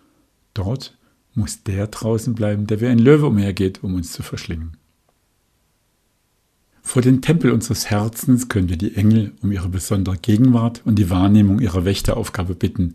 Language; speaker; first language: German; native; German